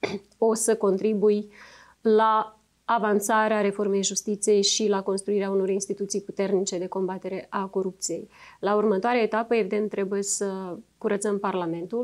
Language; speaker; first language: Romanian; native; Romanian